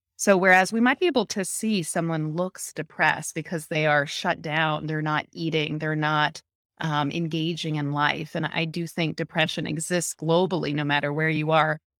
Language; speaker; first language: English; early bilingual, other home language; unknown